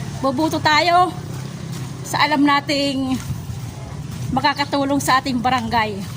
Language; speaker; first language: Filipino; non-native, local second language; Waray